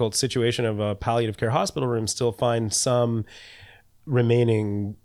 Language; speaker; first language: English; native; English